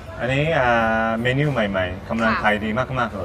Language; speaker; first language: Thai; non-native, learner; Japanese